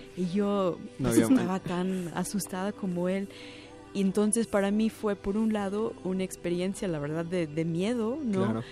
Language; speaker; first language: Spanish; non-native, fluent; English